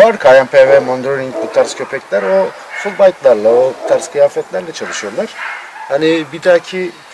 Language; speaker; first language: Turkish; native; Turkish